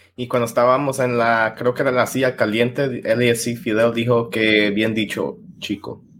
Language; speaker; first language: Spanish; early bilingual, heritage; Spanish